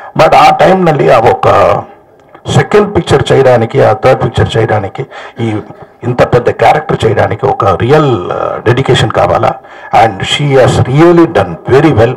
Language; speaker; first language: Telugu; non-native, fluent; Tamil